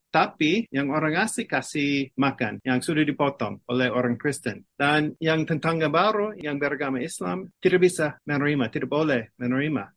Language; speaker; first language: Malay; non-native, fluent; English